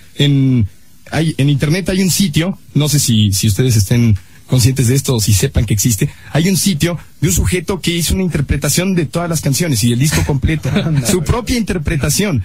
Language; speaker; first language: Spanish; native; Spanish